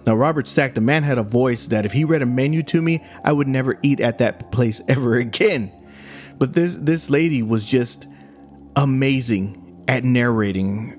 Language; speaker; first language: English; native; English